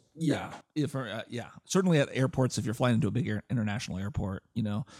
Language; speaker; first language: English; native; English